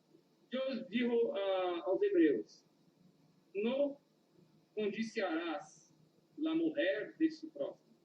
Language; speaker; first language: Spanish; non-native, learner; Portuguese